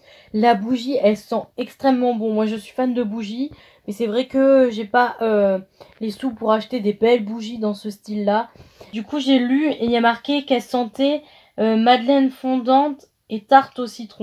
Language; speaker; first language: French; native; French